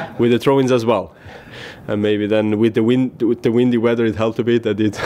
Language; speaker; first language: English; non-native, fluent; German